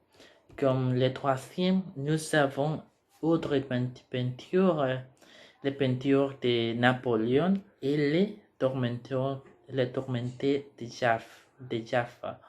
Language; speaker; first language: French; non-native, learner; Spanish